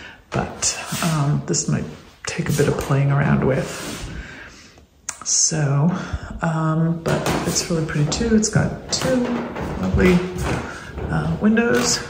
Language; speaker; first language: English; native; English